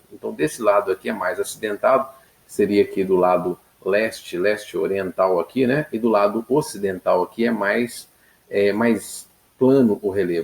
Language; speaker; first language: Portuguese; native; Portuguese